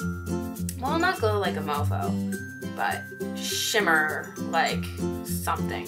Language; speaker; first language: English; native; English